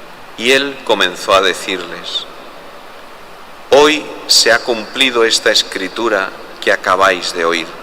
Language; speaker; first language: Spanish; native; Spanish